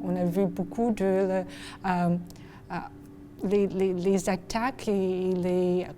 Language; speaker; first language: French; non-native, local second language; English